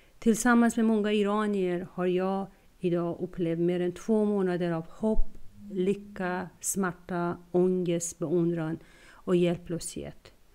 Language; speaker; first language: Swedish; non-native, fluent; Persian